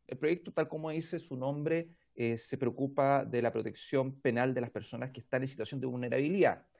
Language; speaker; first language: Spanish; native; Spanish